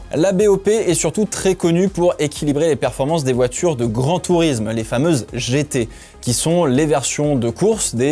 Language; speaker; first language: French; native; French